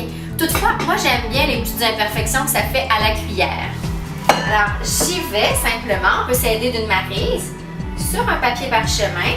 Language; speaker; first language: French; native; French